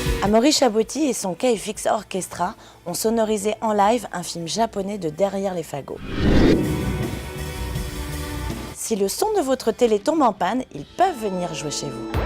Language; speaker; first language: French; native; French